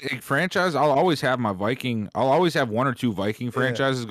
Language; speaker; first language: English; native; English